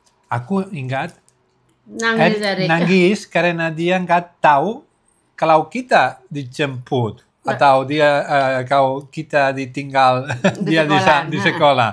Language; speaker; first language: Indonesian; non-native, learner; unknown